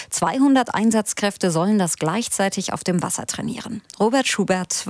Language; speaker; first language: German; native; German